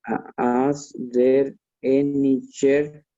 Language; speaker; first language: English; non-native, learner; Spanish